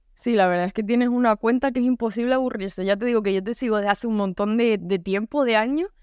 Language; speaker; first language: Spanish; native; Spanish